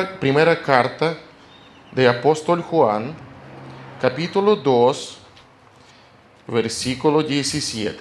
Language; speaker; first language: Spanish; non-native, fluent; Russian